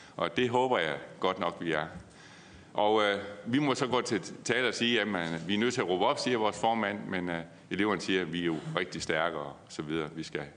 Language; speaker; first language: Danish; native; Danish